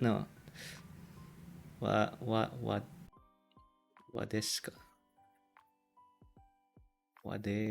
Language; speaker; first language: Japanese; non-native, learner; English